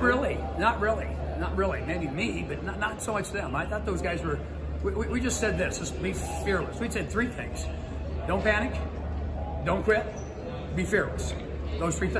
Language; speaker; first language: English; native; English